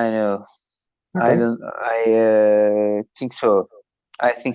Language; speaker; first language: English; non-native, learner; Turkish